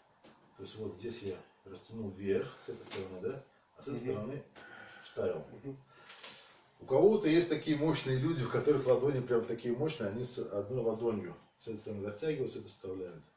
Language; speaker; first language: Russian; native; Russian